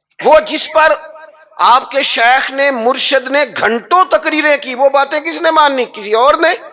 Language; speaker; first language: Urdu; non-native, local second language; Punjabi